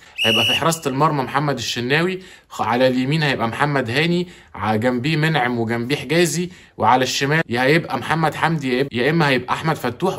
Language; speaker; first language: Arabic; native; Arabic